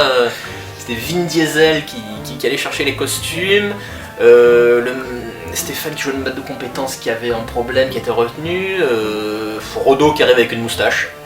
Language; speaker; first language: French; native; French